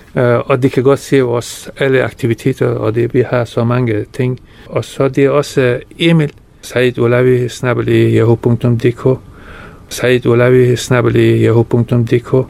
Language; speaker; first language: Danish; non-native, fluent; Persian